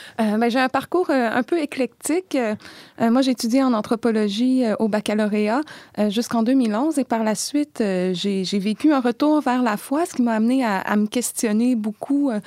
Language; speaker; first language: French; native; French